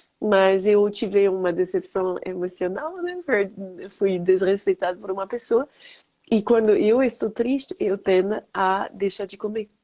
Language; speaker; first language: Portuguese; non-native, fluent; French